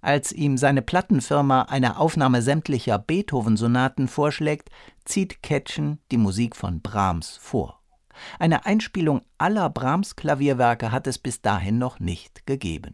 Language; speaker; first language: German; native; German